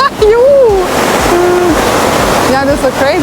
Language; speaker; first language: English; non-native, learner; German